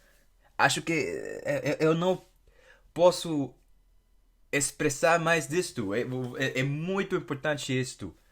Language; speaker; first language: Portuguese; non-native, fluent; English